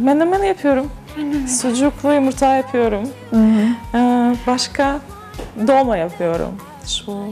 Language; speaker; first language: Turkish; non-native, learner; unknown